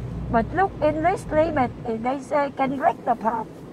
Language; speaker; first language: English; non-native, learner; Vietnamese